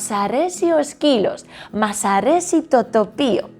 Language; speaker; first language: Greek; non-native, learner; Spanish